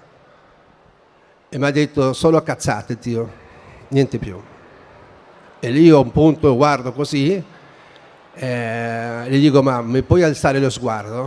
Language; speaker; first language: Italian; non-native, fluent; Spanish